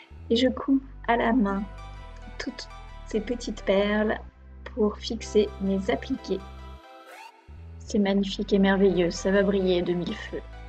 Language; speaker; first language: French; native; French